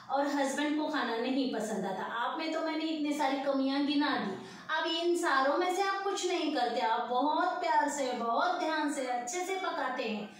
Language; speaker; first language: Hindi; non-native, local second language; Urdu